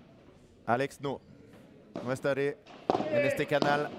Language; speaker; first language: Spanish; non-native, learner; French